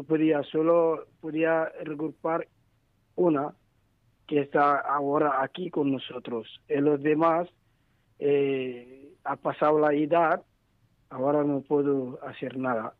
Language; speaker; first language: Spanish; non-native, learner; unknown